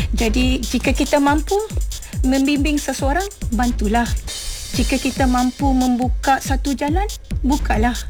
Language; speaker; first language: Malay; non-native, local second language; Tamil